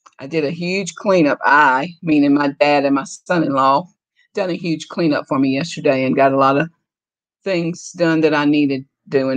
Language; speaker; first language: English; native; English